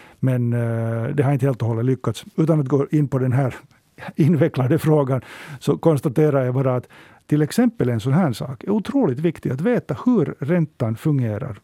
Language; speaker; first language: Swedish; native; Swedish